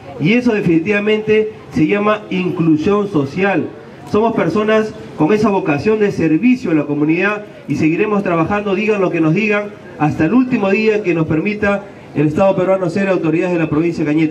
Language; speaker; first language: Spanish; native; Spanish